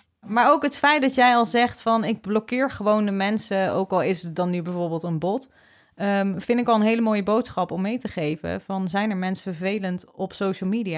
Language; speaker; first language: Dutch; native; Dutch